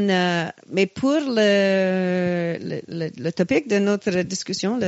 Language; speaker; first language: French; non-native, local second language; English